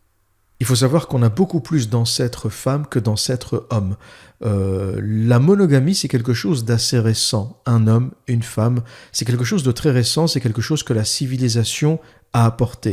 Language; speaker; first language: French; native; French